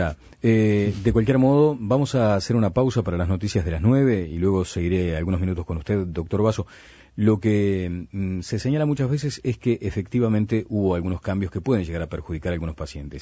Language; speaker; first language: Spanish; native; Spanish